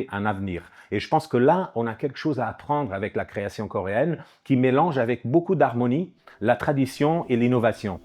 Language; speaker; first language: French; non-native, fluent; Portuguese